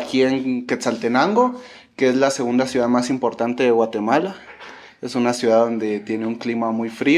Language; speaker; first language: Spanish; native; Spanish